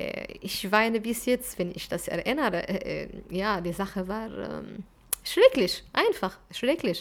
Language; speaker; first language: German; non-native, fluent; Arabic